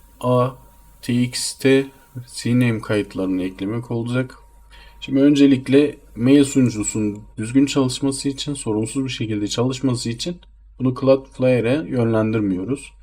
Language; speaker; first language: Turkish; native; Turkish